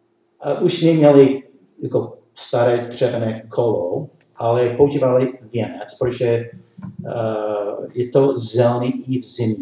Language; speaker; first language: Czech; non-native, learner; English